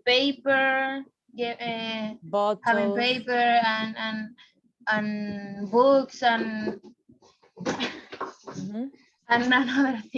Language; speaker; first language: English; non-native, learner; Spanish